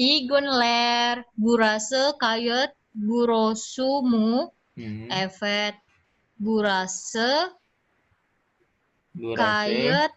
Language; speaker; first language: Turkish; non-native, learner; Indonesian